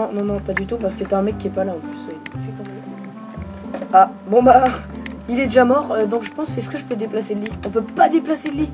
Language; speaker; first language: French; native; French